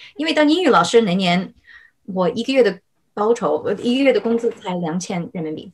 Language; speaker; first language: Chinese; non-native, fluent; English